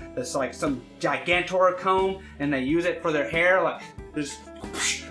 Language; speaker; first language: English; native; English